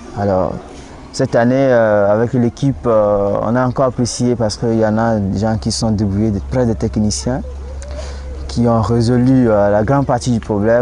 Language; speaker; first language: French; non-native, local second language; Ewe